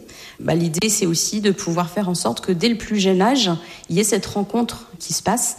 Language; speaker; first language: French; native; French